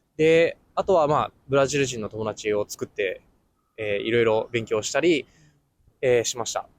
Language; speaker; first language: Japanese; native; Japanese